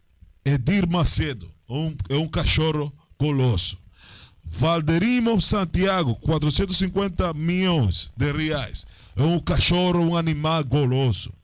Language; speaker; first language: Portuguese; non-native, learner; Spanish